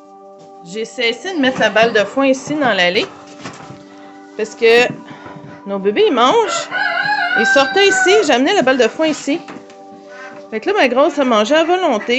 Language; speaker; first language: French; native; French